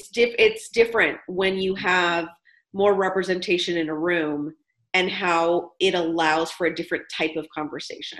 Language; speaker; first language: English; native; English